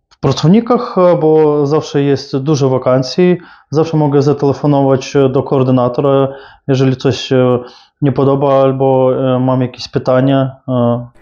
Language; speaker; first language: Polish; non-native, learner; Ukrainian